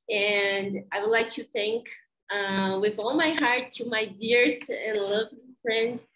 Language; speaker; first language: English; non-native, fluent; Portuguese